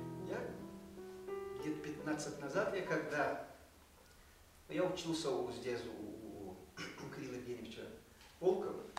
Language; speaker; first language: Russian; non-native, fluent; Portuguese